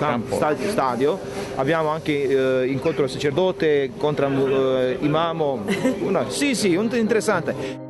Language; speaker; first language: Italian; non-native, learner; Bosnian